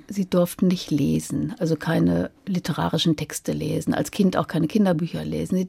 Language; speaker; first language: German; native; German